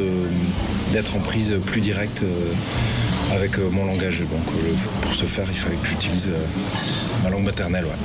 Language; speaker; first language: French; native; French